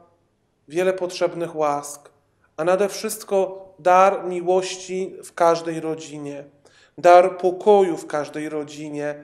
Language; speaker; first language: Polish; native; Polish